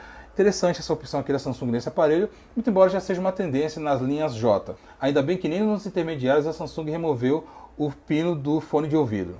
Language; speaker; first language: Portuguese; native; Portuguese